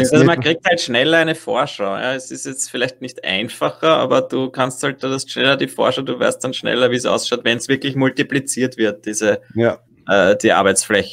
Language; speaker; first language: German; native; German